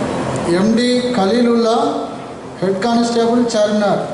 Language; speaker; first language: Telugu; native; Telugu